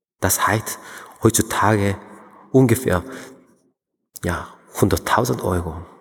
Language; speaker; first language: German; non-native, fluent; Korean